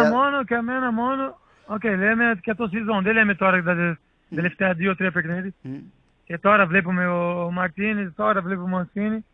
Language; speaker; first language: Greek; non-native, learner; Portuguese